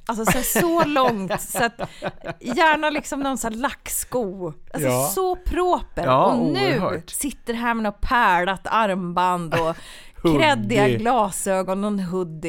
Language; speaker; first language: Swedish; native; Swedish